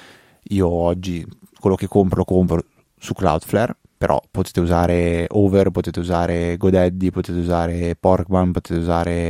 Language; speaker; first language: Italian; native; Italian